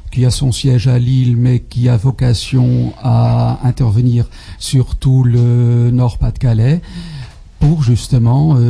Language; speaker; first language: French; non-native, fluent; Dutch